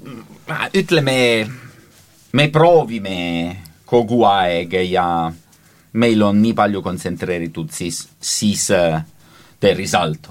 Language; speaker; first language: Estonian; non-native, learner; Italian